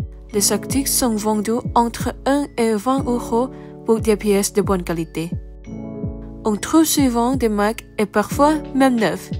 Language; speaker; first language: French; non-native, fluent; Thai